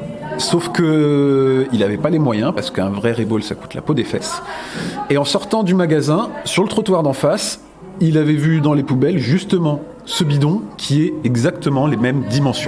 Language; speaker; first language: French; native; French